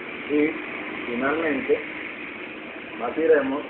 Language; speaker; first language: Spanish; native; Spanish